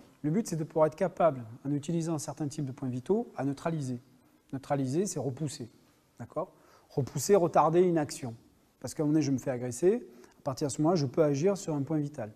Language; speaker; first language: French; native; French